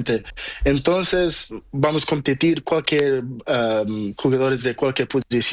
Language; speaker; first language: Spanish; non-native, learner; Portuguese